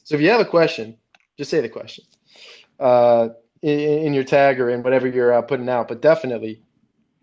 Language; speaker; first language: English; native; English